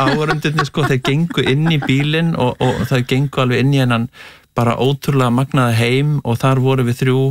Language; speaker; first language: Icelandic; native; Icelandic